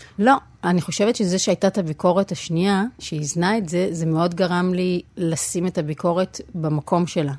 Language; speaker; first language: Hebrew; native; Hebrew